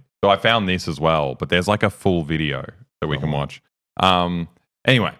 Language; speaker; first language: English; native; English